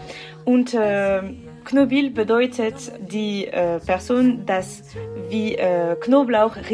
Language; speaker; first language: German; non-native, learner; French